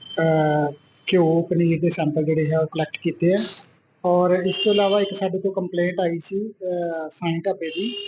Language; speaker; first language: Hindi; non-native, local second language; Punjabi